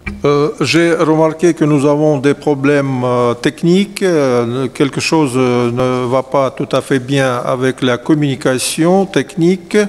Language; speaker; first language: French; non-native, fluent; Russian